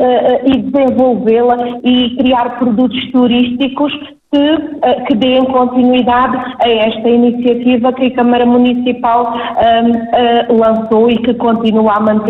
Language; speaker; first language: Portuguese; native; Portuguese